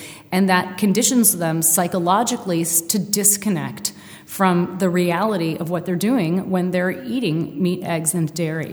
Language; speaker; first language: English; native; English